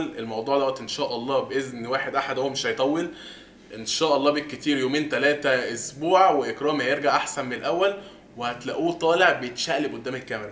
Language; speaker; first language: Arabic; native; Arabic